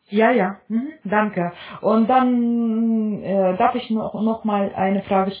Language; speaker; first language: German; non-native, fluent; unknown